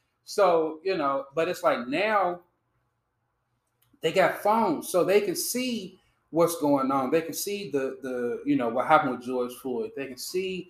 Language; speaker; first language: English; native; English